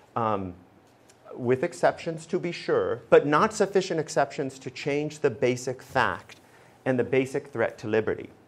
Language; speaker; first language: English; native; English